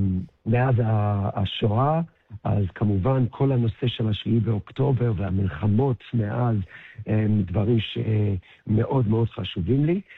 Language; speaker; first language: Hebrew; early bilingual, heritage; English